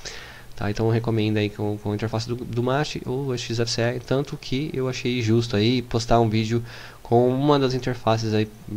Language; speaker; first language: Portuguese; native; Portuguese